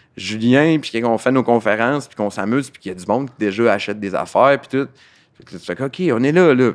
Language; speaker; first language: French; native; French